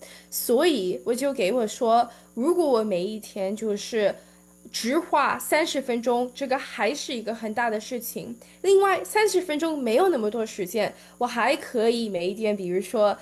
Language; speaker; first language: Chinese; early bilingual, heritage; Chinese